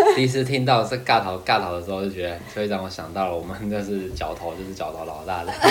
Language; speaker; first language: Chinese; native; Chinese